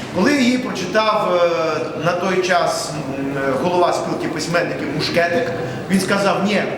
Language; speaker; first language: Ukrainian; non-native, local second language; Russian